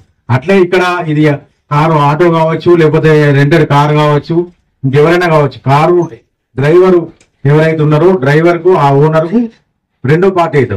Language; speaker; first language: Telugu; native; Telugu